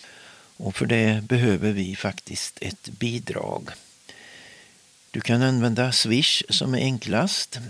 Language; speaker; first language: Swedish; native; Swedish